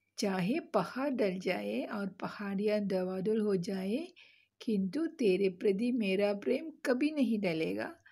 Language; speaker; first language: Hindi; non-native, local second language; Malayalam